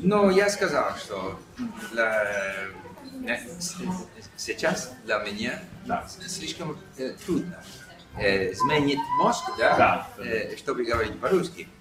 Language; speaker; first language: Russian; non-native, learner; English